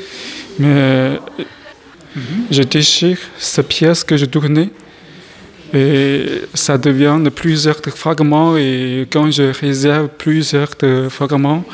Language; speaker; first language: French; non-native, fluent; Chinese